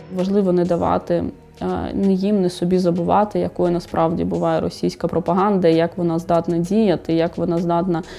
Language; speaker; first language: Ukrainian; native; Ukrainian